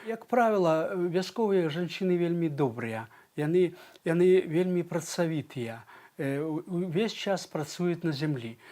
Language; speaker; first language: Belarusian; native; Belarusian